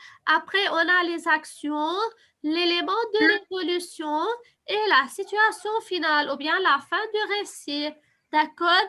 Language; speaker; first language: French; non-native, fluent; Arabic